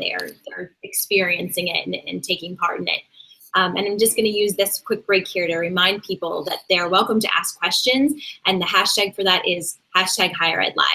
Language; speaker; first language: English; native; English